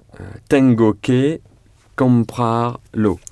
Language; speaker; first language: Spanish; non-native, learner; French